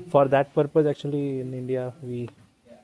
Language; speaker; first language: English; early bilingual, heritage; Bangla